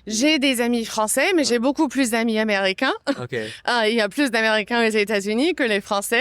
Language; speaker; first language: French; non-native, fluent; English